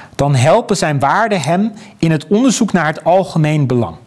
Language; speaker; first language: Dutch; native; Dutch